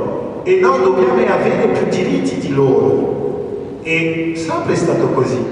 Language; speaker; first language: Italian; early bilingual, other home language; French